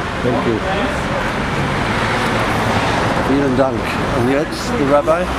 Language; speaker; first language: German; early bilingual, heritage; German